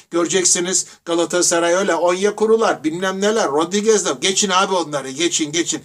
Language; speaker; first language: Turkish; native; Turkish